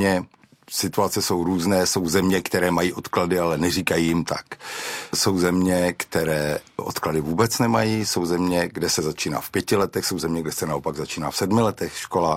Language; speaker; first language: Czech; native; Czech